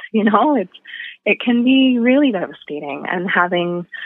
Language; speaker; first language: English; native; English